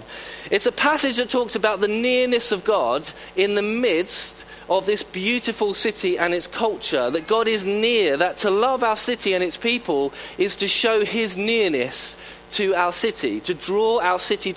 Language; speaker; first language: English; native; English